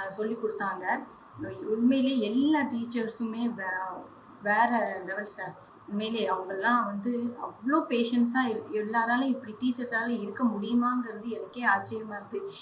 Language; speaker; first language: Tamil; non-native, local second language; Hindi